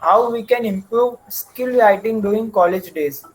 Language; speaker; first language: English; non-native, local second language; Marathi